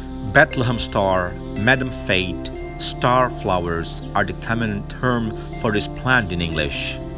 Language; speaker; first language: English; non-native, fluent; Balinese